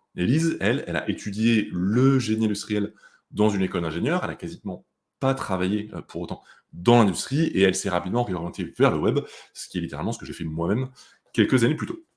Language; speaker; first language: French; native; French